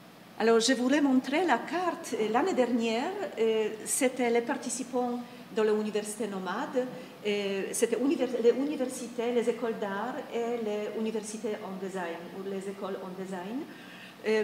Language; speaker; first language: French; non-native, fluent; Polish